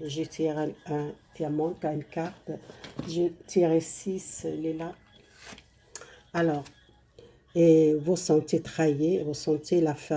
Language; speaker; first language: French; non-native, learner; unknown